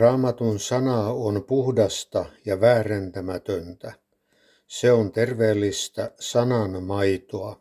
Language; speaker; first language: Finnish; native; Finnish